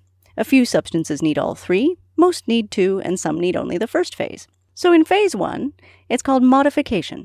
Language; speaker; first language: English; native; English